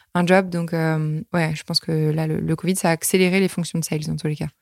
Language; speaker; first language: French; native; French